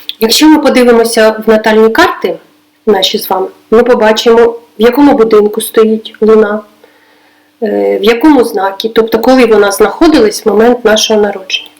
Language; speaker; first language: Ukrainian; non-native, local second language; Russian